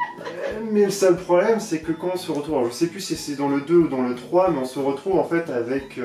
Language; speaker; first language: French; native; French